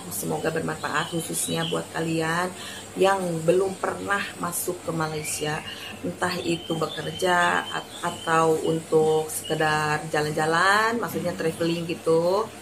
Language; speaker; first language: Indonesian; native; Indonesian